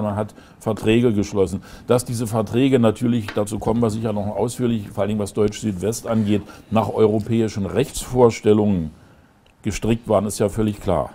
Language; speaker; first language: German; native; German